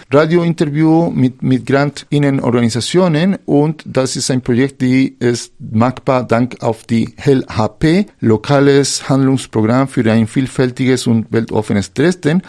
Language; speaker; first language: German; non-native, fluent; Spanish